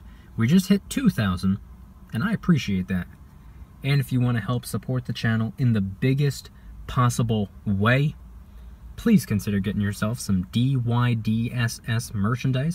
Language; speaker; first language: English; native; English